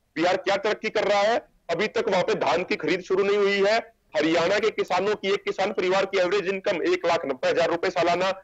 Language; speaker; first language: Hindi; native; Hindi